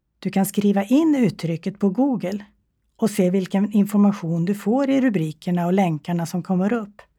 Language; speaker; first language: Swedish; native; Swedish